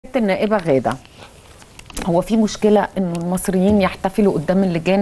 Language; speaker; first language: Arabic; native; Arabic